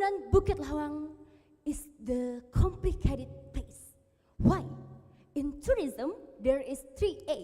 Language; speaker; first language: English; non-native, learner; Indonesian